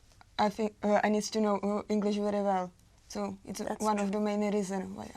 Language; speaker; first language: English; non-native, learner; Czech